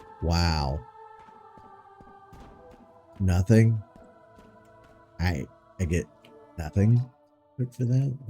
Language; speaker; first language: English; native; English